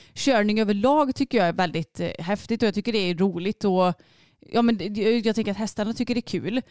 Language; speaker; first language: Swedish; native; Swedish